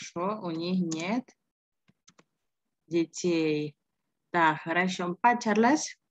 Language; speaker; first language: Russian; non-native, fluent; Indonesian